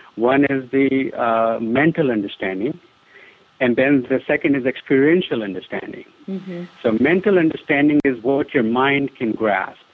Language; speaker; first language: English; non-native, local second language; Hindi